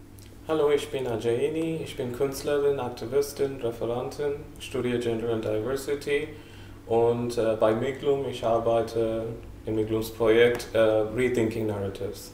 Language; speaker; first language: German; non-native, learner; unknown